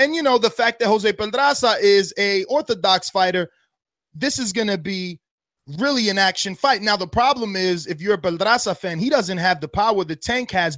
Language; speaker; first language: English; native; English